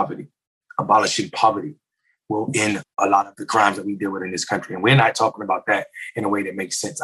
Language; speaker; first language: English; native; English